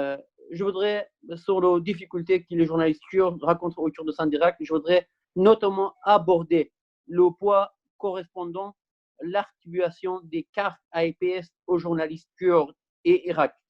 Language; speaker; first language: French; non-native, fluent; Kurdish